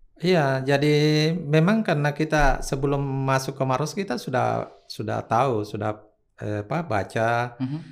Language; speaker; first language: Indonesian; native; Indonesian